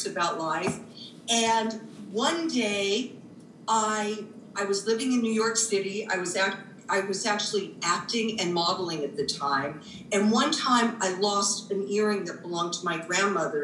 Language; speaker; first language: English; native; English